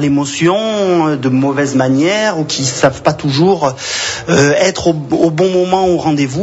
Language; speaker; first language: French; native; French